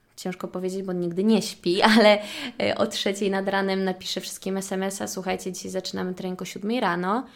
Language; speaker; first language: Polish; native; Polish